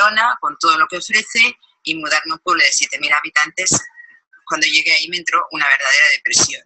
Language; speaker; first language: Spanish; native; Spanish